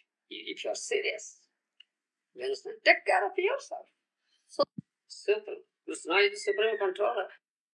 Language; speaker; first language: English; non-native, local second language; Odia